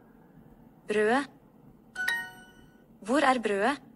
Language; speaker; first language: Norwegian; non-native, learner; Amharic